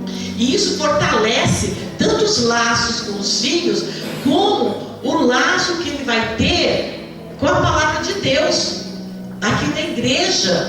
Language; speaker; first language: Portuguese; native; Portuguese